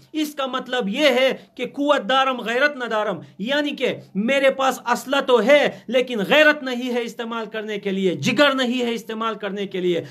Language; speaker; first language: Hindi; non-native, fluent; Pashto